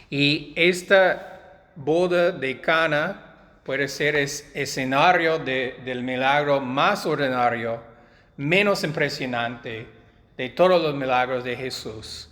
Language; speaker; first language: Spanish; non-native, fluent; English